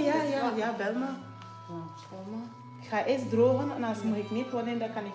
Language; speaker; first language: Dutch; non-native, learner; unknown